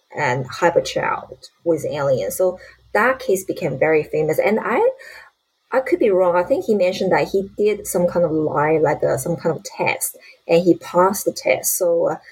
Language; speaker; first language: English; non-native, fluent; Chinese